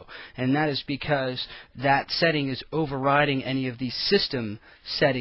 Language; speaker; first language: English; native; English